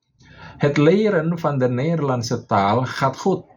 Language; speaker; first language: Dutch; non-native, fluent; Indonesian